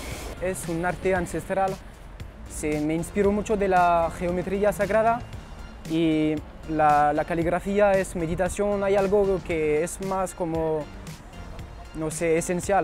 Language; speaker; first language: Spanish; early bilingual, heritage; French